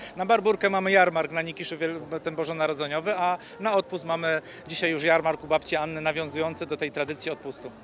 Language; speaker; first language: Polish; native; Polish